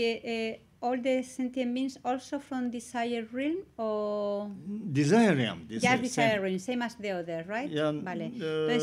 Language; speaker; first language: English; non-native, learner; Spanish